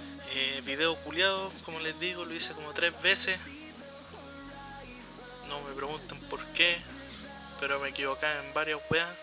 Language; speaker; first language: Spanish; native; Spanish